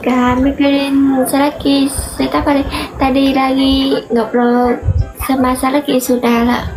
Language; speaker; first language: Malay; non-native, learner; Vietnamese